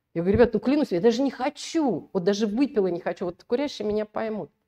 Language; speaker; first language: Russian; native; Russian